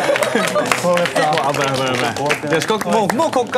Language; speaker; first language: Japanese; native; Japanese